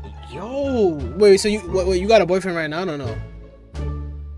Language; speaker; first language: English; early bilingual, other home language; Spanish